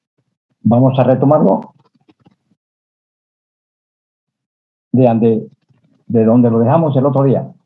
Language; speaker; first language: Spanish; native; Spanish